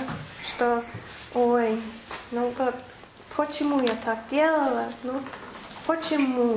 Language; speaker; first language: Russian; non-native, fluent; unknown